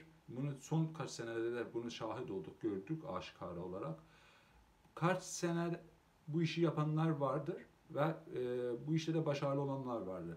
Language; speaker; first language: Turkish; non-native, local second language; Azerbaijani